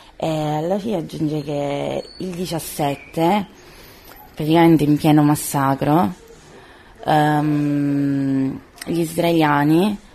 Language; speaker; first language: Italian; native; Italian